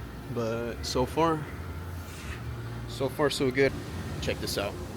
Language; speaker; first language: English; native; English